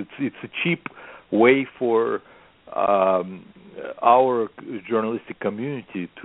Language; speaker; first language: English; non-native, fluent; Russian